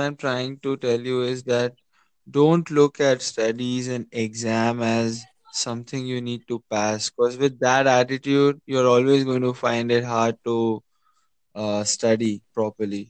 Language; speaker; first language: English; non-native, local second language; Hindi